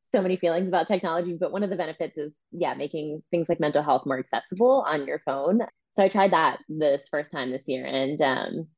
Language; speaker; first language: English; native; English